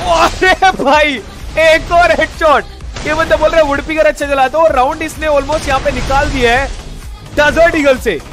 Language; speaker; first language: Hindi; native; Hindi